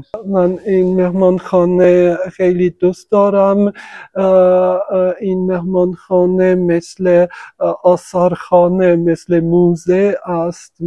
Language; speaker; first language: Persian; non-native, fluent; French